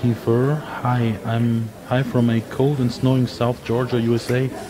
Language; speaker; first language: English; non-native, fluent; German